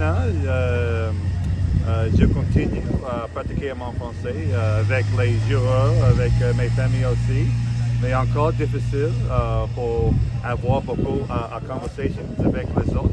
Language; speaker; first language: French; non-native, learner; English